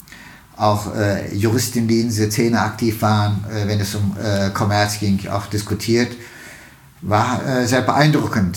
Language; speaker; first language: German; non-native, fluent; Turkish